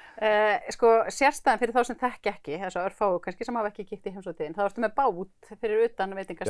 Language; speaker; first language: Icelandic; native; Icelandic